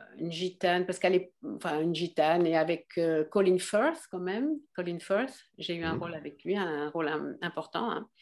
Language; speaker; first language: French; early bilingual, other home language; Arabic